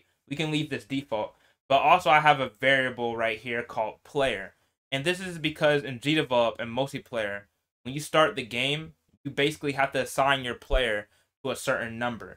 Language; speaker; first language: English; native; English